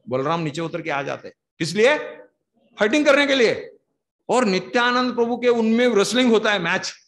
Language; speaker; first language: Hindi; non-native, local second language; Kannada